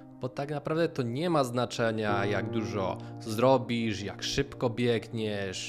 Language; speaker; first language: Polish; native; Polish